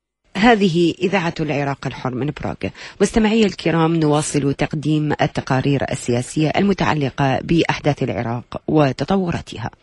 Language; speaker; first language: Arabic; native; Arabic